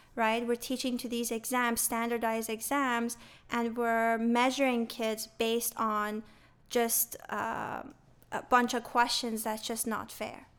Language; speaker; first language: English; early bilingual, other home language; Persian